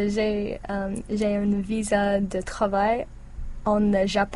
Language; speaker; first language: French; non-native, learner; English